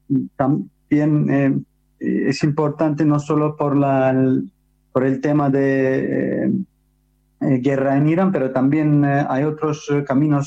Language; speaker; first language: Spanish; non-native, fluent; Turkish